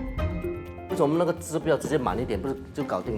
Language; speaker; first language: Chinese; native; Chinese